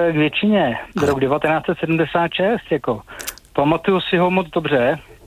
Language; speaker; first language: Czech; native; Czech